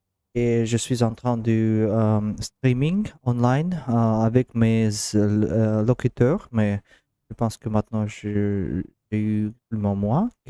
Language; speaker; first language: French; non-native, learner; Russian